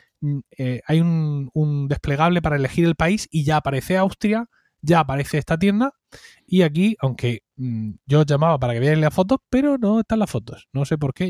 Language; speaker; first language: Spanish; native; Spanish